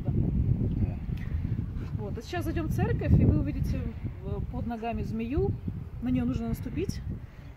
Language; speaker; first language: Russian; native; Russian